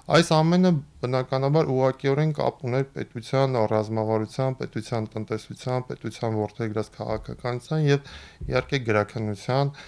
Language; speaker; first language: Armenian; native; Armenian